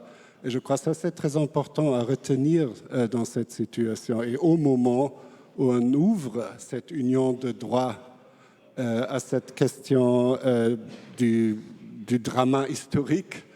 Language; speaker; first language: French; non-native, fluent; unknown